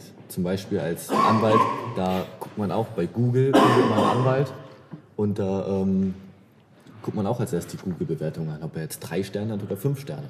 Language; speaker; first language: German; native; German